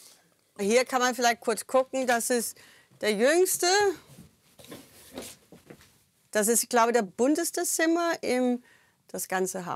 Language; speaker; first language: German; non-native, fluent; Danish